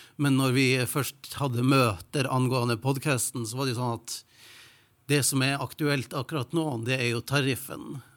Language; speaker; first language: Norwegian; native; Norwegian